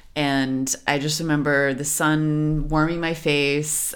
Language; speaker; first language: English; native; English